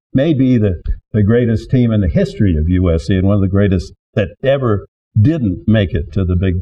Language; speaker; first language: English; native; English